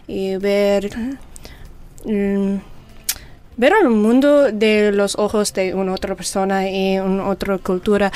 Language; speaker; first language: Spanish; non-native, learner; English